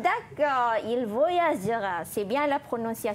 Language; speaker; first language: French; non-native, fluent; Malay